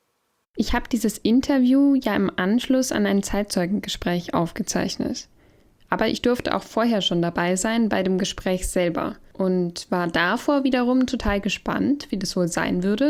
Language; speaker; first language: German; native; German